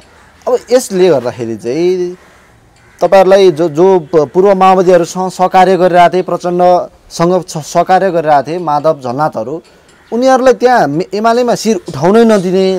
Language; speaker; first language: Nepali; native; Nepali